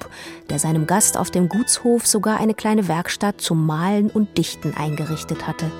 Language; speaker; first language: German; native; German